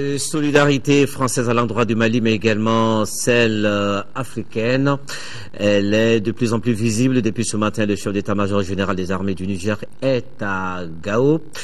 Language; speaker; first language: French; non-native, local second language; Bambara